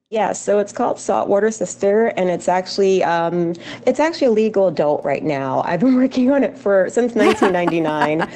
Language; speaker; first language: English; native; English